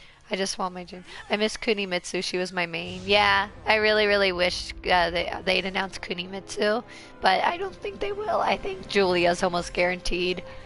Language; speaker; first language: English; early bilingual, other home language; Turkish